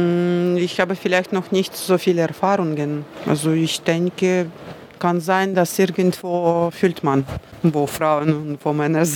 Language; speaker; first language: German; non-native, learner; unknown